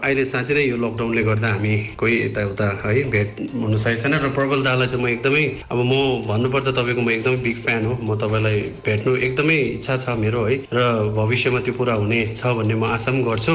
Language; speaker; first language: Nepali; native; Nepali